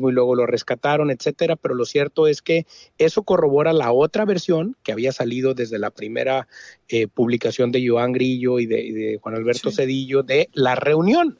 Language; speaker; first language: Spanish; native; Spanish